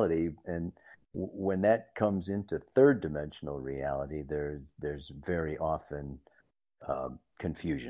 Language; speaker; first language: English; native; English